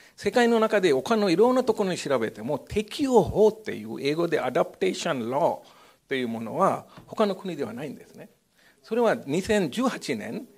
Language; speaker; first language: Japanese; non-native, fluent; Hindi